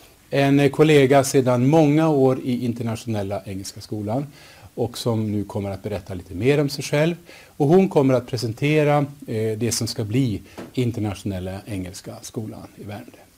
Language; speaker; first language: Swedish; native; Swedish